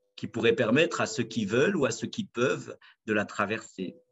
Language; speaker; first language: French; native; French